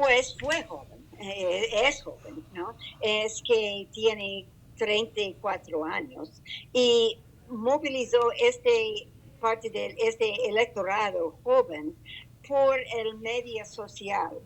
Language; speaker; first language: Spanish; non-native, learner; English